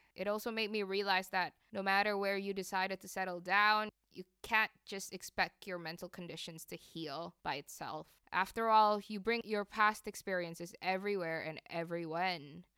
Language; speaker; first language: English; non-native, fluent; Indonesian